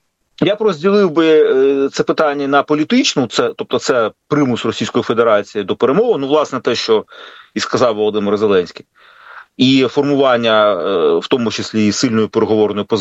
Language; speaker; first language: Ukrainian; native; Ukrainian